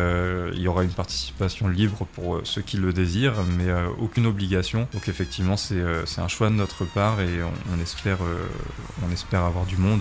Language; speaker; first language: French; native; French